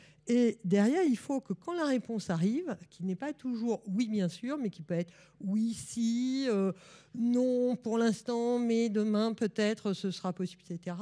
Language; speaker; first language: French; native; French